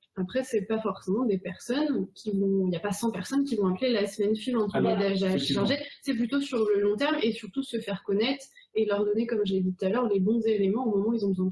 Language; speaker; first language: French; native; French